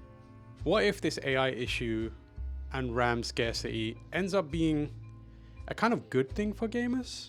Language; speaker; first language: English; native; English